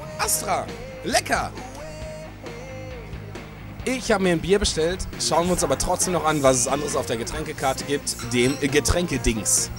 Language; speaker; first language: German; native; German